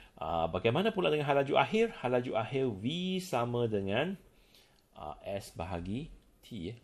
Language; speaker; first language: Malay; non-native, local second language; Chinese